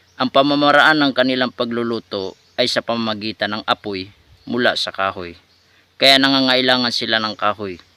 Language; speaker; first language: Filipino; non-native, local second language; Waray